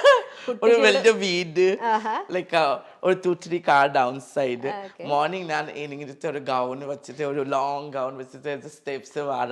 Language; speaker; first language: Malayalam; non-native, fluent; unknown